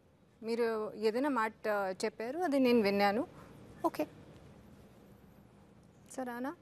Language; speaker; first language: Telugu; non-native, learner; Hindi